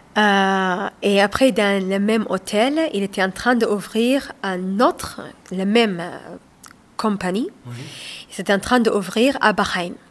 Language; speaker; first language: French; non-native, learner; Somali